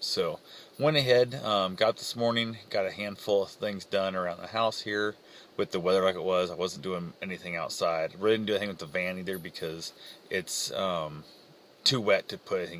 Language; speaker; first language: English; native; English